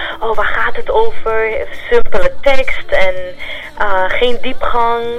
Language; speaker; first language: Dutch; early bilingual, other home language; Central Kurdish